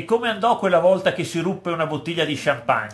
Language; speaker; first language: Italian; native; Italian